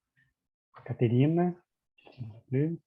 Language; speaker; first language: French; non-native, fluent; Portuguese